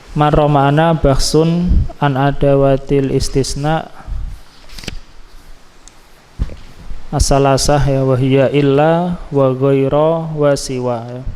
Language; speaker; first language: Arabic; non-native, fluent; Indonesian